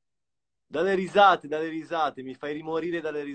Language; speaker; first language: Italian; native; Italian